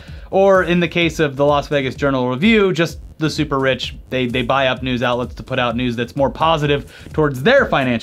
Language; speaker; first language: English; native; English